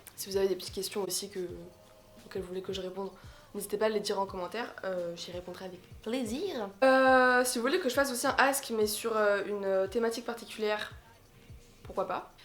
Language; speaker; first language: French; native; French